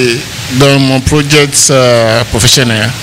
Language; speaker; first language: French; non-native, learner; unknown